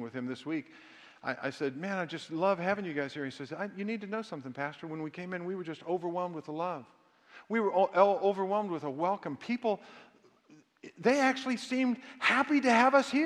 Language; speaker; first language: English; native; English